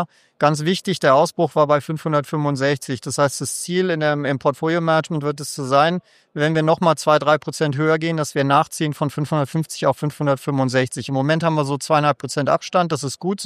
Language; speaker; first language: German; native; German